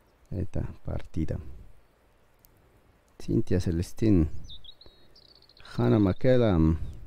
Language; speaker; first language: Russian; non-native, learner; Spanish